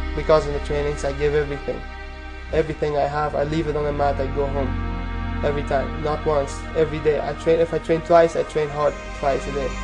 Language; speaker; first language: English; non-native, fluent; Persian